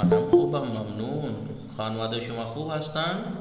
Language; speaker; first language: Persian; non-native, fluent; Urdu